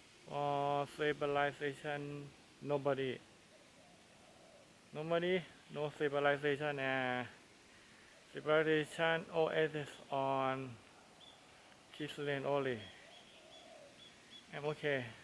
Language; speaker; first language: English; non-native, learner; Thai